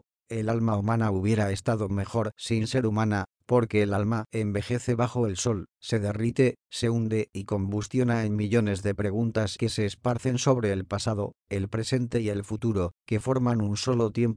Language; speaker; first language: Spanish; native; Spanish